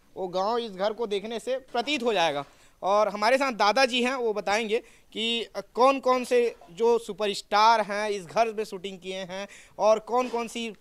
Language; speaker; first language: Hindi; native; Hindi